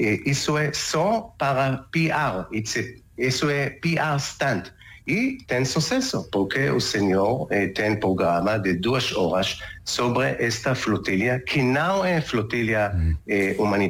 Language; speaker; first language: Portuguese; non-native, learner; Hebrew